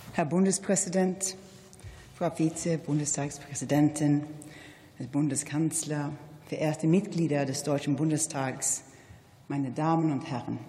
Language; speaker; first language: German; non-native, fluent; Swedish